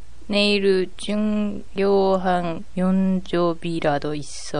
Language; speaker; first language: Korean; non-native, learner; Japanese